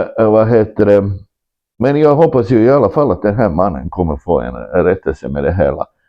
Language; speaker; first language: Swedish; non-native, fluent; Croatian